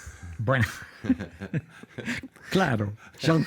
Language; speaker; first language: Spanish; non-native, fluent; Dutch